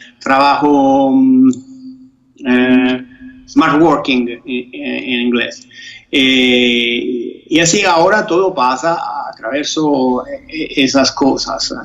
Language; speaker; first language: Spanish; non-native, fluent; Italian